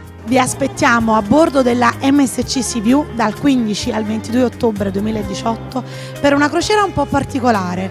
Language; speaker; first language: Italian; native; Italian